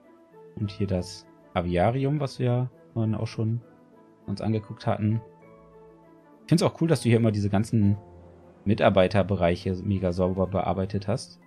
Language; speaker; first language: German; native; German